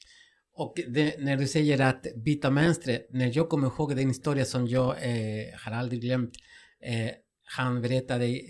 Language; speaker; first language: Swedish; non-native, fluent; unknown